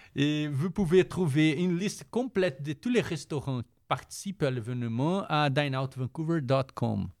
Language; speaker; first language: French; non-native, fluent; Portuguese